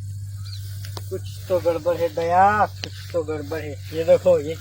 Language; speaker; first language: Hindi; non-native, local second language; Gujarati